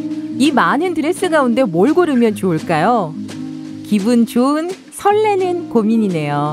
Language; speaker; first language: Korean; native; Korean